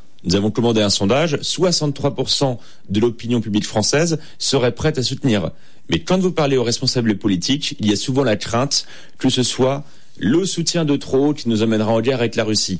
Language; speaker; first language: French; native; French